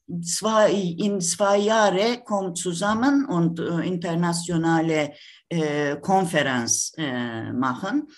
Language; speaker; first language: German; non-native, learner; Turkish